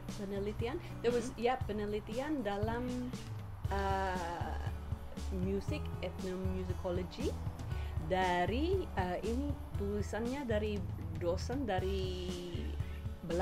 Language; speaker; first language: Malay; non-native, fluent; English